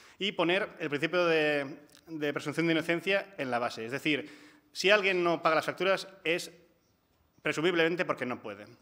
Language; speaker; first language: Spanish; non-native, local second language; Catalan